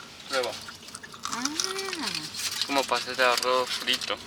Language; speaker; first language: Spanish; non-native, fluent; Korean